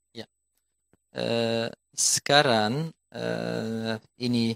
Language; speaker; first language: Indonesian; non-native, fluent; Turkish